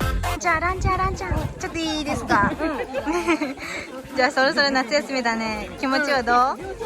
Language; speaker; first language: Japanese; non-native, fluent; Mongolian